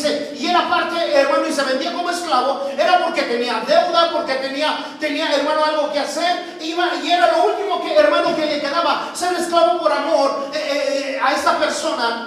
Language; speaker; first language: Spanish; native; Spanish